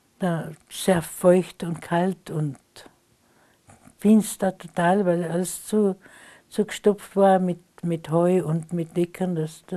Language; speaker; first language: German; non-native, local second language; Slovenian